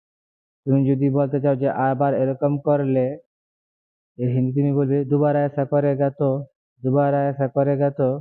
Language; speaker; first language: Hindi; non-native, learner; Bangla